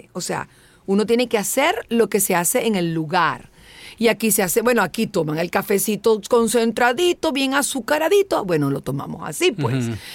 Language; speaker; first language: Spanish; native; Spanish